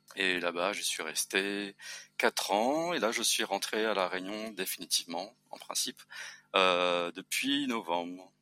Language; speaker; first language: French; native; French